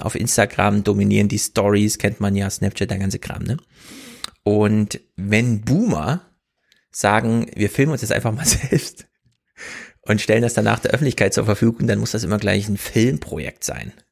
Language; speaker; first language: German; native; German